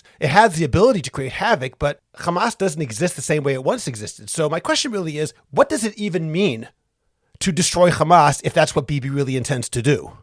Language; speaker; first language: English; native; English